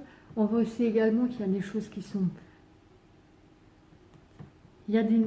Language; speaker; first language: French; native; French